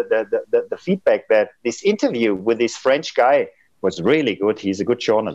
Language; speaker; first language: English; non-native, fluent; German